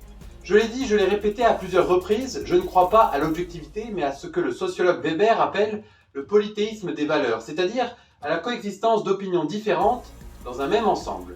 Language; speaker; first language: French; native; French